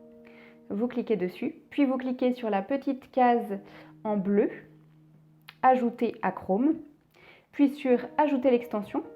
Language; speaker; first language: French; native; French